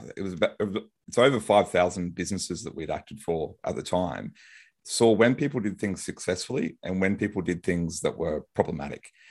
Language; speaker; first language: English; native; English